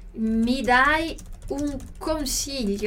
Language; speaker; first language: Italian; non-native, fluent; Portuguese